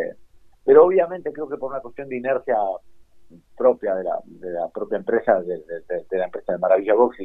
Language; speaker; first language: Spanish; native; Spanish